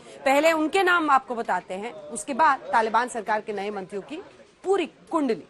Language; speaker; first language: Hindi; native; Hindi